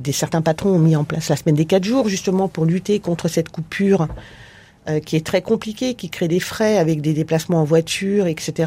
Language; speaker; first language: French; native; French